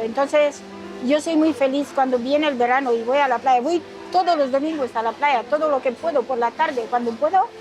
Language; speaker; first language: Spanish; non-native, fluent; Romanian